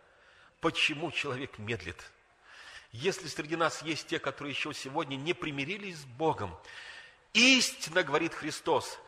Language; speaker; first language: Russian; native; Russian